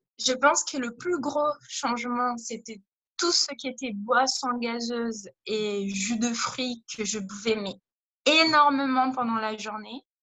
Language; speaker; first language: French; non-native, fluent; Portuguese